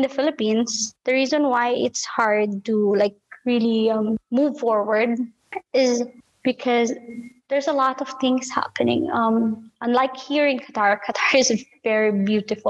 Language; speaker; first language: English; non-native, local second language; Filipino